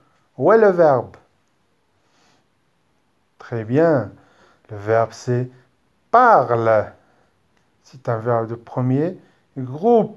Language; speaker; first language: French; non-native, local second language; Arabic